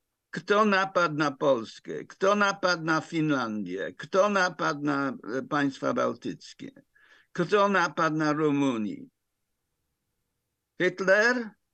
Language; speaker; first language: Polish; non-native, fluent; English